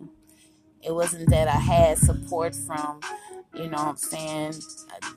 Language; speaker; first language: English; native; English